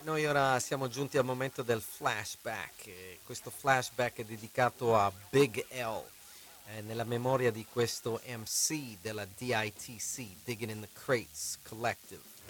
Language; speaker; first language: Italian; native; Italian